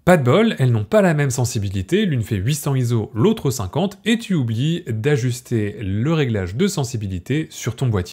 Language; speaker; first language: French; native; French